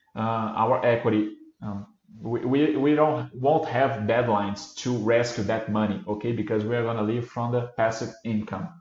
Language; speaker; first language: English; non-native, fluent; Portuguese